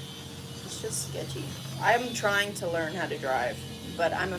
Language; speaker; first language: English; native; English